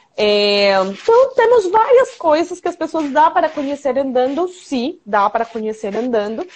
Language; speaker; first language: Portuguese; non-native, fluent; Spanish